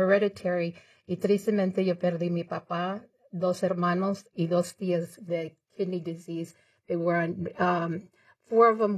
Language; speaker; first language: Spanish; early bilingual, heritage; Spanish